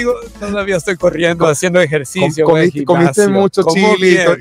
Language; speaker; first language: Spanish; early bilingual, heritage; Spanish